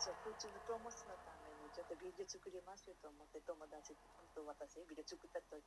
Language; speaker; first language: Japanese; non-native, learner; Nepali